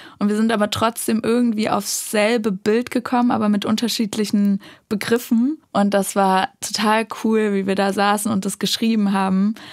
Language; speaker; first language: German; native; German